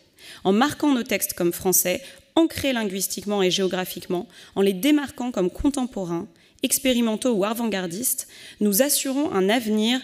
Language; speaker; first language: French; native; French